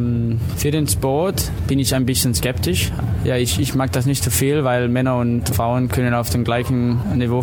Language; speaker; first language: German; non-native, learner; Danish